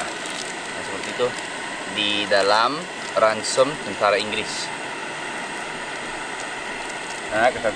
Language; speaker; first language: Indonesian; non-native, learner; English